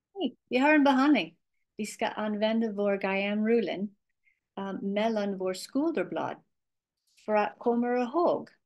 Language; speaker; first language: Swedish; non-native, learner; English